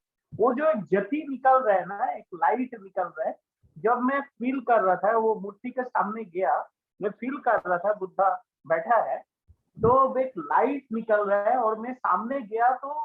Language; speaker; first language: Hindi; non-native, local second language; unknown